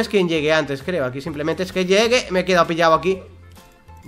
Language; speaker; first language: Spanish; native; Spanish